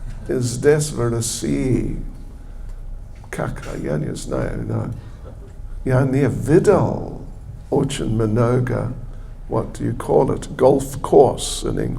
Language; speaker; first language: Russian; non-native, learner; English